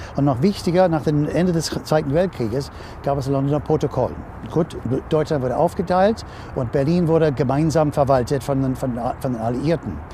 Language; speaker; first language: German; non-native, fluent; English